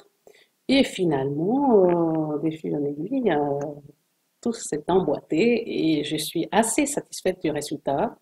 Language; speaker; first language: French; non-native, fluent; Spanish